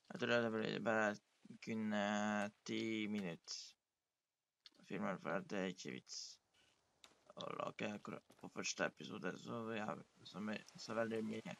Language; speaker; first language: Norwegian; early bilingual, other home language; Polish